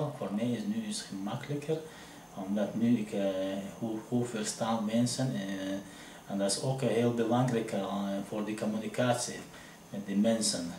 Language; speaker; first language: Dutch; non-native, learner; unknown